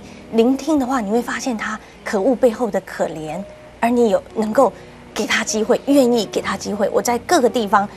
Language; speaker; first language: Chinese; native; Chinese